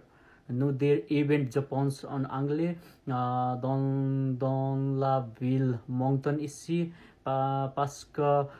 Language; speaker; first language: French; non-native, learner; Nepali